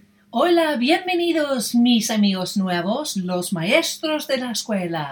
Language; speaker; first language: Spanish; non-native, fluent; English